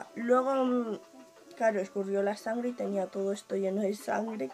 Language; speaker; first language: Spanish; native; Spanish